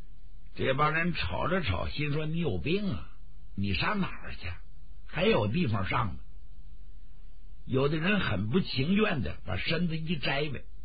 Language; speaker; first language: Chinese; native; Chinese